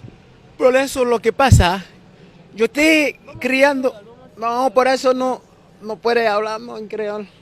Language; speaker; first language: Spanish; non-native, learner; Haitian Creole